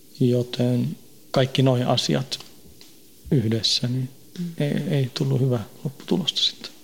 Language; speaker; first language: Finnish; early bilingual, heritage; Finnish